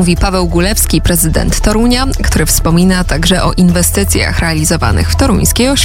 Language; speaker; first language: Polish; native; Polish